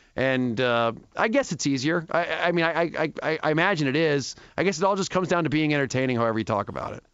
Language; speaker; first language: English; native; English